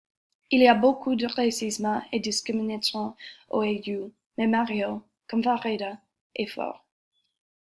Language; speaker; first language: French; non-native, learner; English